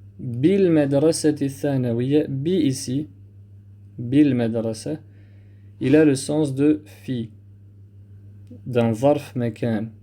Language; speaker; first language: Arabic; non-native, fluent; French